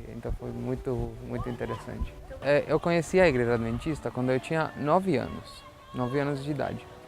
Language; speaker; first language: Portuguese; non-native, fluent; Albanian